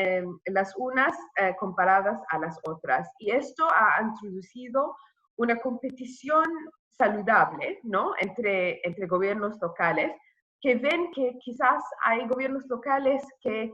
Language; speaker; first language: Spanish; non-native, fluent; English